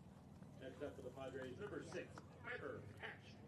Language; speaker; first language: English; native; English